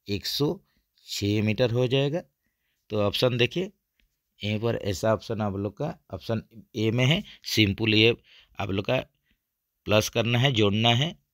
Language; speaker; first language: Hindi; native; Hindi